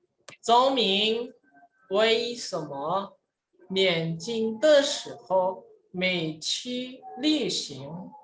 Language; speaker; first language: Chinese; non-native, fluent; Indonesian